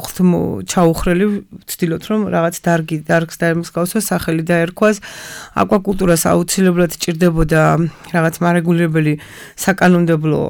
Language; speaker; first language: Georgian; native; Georgian